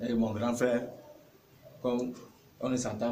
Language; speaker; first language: French; non-native, local second language; Ewe